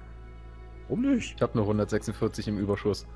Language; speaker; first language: German; native; German